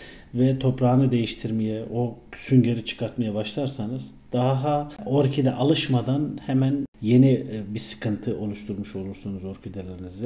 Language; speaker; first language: Turkish; native; Turkish